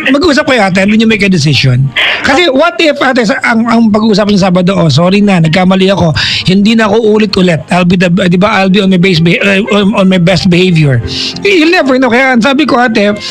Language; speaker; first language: Filipino; non-native, local second language; Iloko